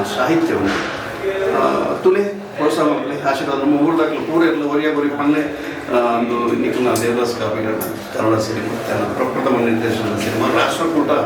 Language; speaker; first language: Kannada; non-native, local second language; Tulu